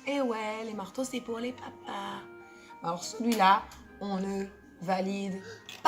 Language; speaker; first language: French; native; French